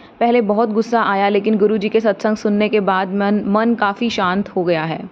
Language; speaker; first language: Hindi; native; Hindi